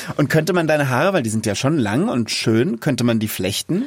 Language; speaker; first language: German; native; German